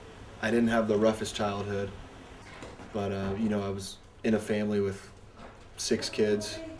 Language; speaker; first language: English; native; English